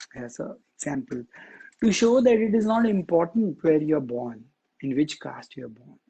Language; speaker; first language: English; non-native, local second language; Marathi